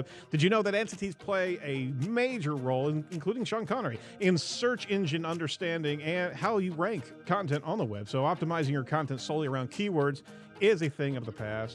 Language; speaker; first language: English; native; English